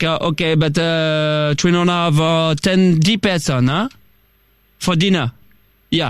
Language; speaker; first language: English; non-native, learner; French